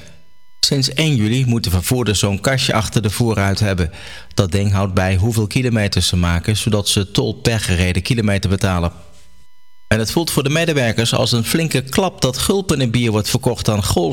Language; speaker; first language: Dutch; native; Dutch